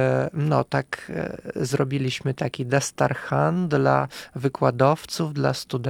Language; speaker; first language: Polish; non-native, fluent; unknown